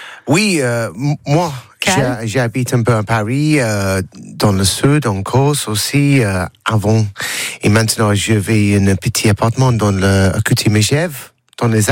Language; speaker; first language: French; non-native, learner; English